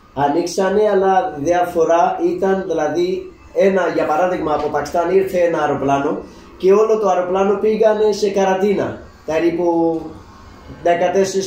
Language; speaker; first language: Greek; non-native, learner; Urdu